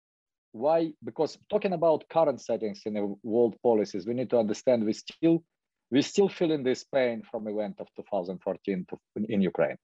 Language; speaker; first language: English; non-native, fluent; Ukrainian